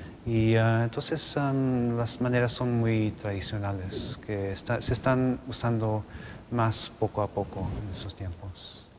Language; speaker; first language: Spanish; non-native, local second language; English